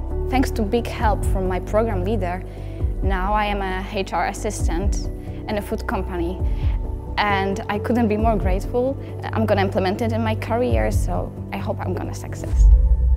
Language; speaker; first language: English; non-native, fluent; Polish